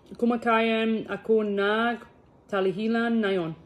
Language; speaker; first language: Filipino; non-native, learner; English